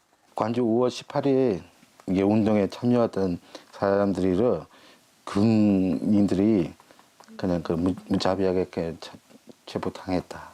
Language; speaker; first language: Korean; non-native, fluent; Burmese